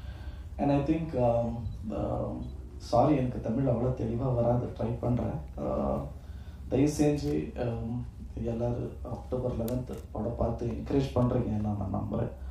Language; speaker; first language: Tamil; non-native, learner; Kannada